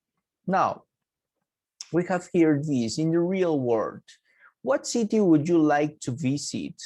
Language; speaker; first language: English; non-native, fluent; Spanish